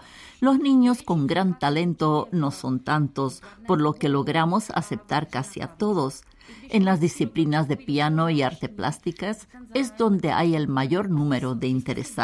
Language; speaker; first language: Spanish; non-native, fluent; Czech